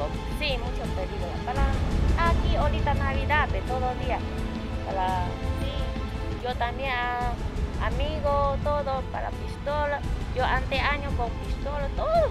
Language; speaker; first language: Spanish; non-native, learner; Chinese